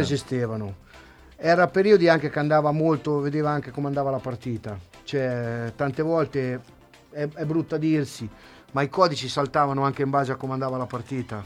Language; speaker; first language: Italian; native; Italian